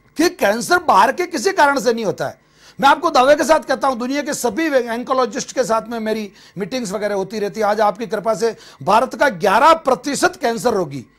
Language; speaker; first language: Hindi; native; Hindi